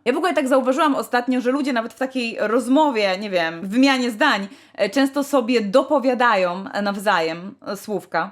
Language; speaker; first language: Polish; native; Polish